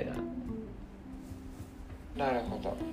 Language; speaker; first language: Japanese; non-native, learner; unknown